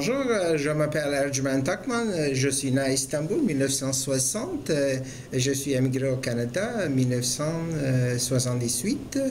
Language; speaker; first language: French; non-native, fluent; Turkish